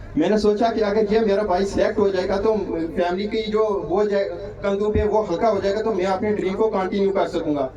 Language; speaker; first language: Hindi; non-native, local second language; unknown